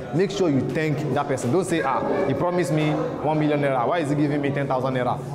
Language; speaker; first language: English; non-native, local second language; Yoruba